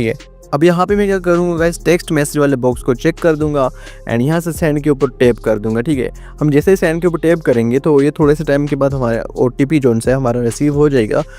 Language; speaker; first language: Urdu; non-native, local second language; Northern Hindko